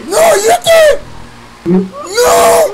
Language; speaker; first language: Spanish; native; Spanish